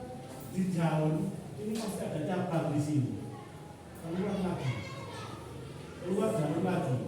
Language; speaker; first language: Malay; non-native, local second language; Javanese